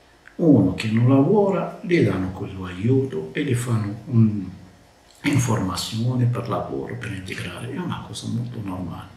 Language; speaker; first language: Italian; non-native, learner; Arabic